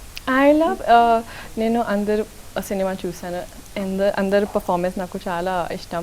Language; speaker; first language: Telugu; non-native, local second language; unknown